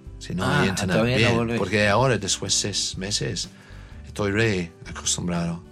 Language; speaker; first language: Spanish; non-native, learner; English